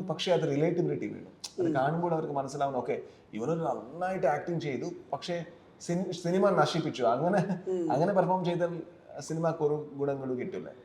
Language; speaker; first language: Malayalam; non-native, learner; Kannada